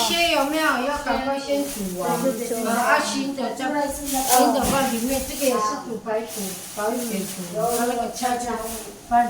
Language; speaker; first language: Chinese; non-native, learner; Filipino